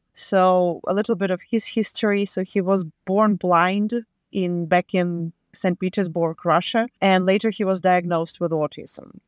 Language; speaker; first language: English; non-native, fluent; Latvian